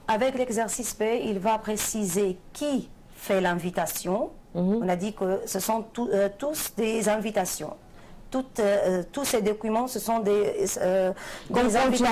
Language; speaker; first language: French; non-native, fluent; Arabic